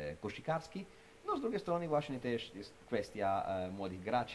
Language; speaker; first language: Polish; non-native, fluent; Italian